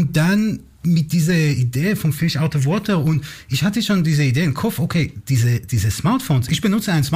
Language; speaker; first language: German; non-native, learner; Hebrew